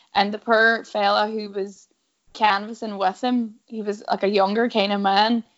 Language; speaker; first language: English; native; English